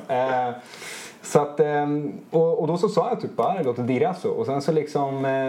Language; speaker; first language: Swedish; early bilingual, other home language; Italian